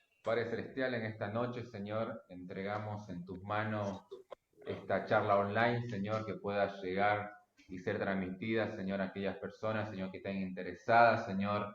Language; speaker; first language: Spanish; native; Spanish